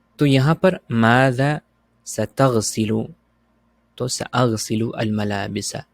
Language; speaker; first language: Urdu; native; Urdu